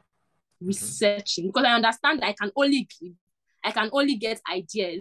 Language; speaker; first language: English; non-native, local second language; Igbo